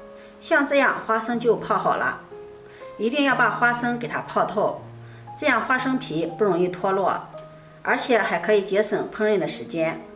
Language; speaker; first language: Chinese; native; Chinese